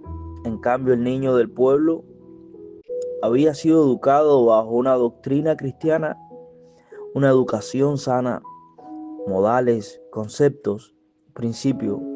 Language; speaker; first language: Spanish; native; Spanish